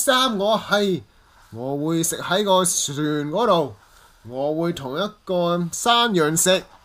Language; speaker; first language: Cantonese; early bilingual, heritage; English